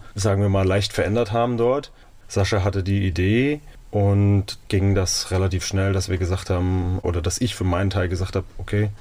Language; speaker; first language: German; native; German